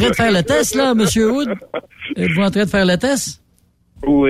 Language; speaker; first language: French; native; French